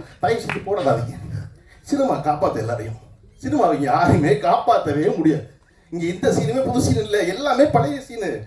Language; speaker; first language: Tamil; native; Tamil